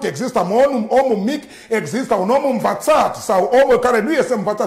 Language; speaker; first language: Romanian; non-native, learner; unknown